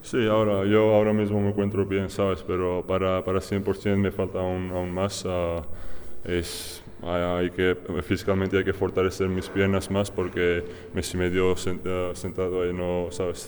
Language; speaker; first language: Spanish; non-native, fluent; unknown